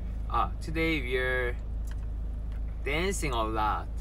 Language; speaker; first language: English; non-native, learner; Korean